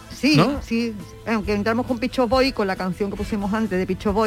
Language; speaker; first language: Spanish; native; Spanish